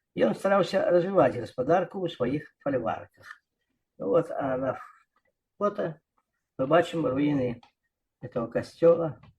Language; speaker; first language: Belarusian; non-native, local second language; Russian